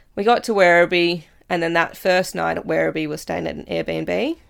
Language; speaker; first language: English; native; English